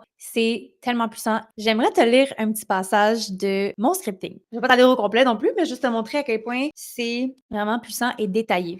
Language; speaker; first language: French; native; French